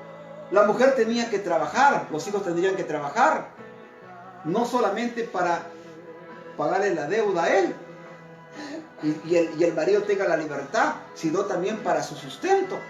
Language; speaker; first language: Spanish; native; Spanish